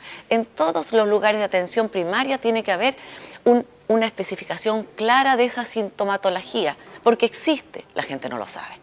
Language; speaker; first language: Spanish; native; Spanish